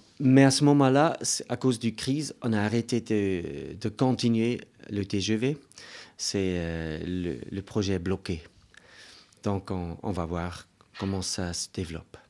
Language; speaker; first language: French; non-native, local second language; German